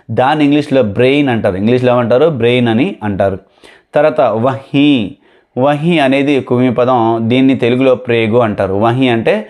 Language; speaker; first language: Telugu; non-native, local second language; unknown